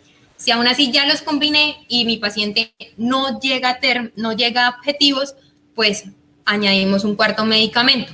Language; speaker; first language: Spanish; native; Spanish